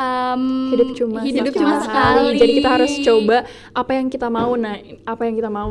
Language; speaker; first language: Indonesian; native; Indonesian